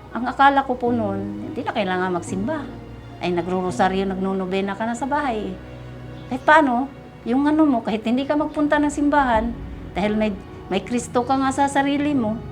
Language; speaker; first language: Filipino; native; Filipino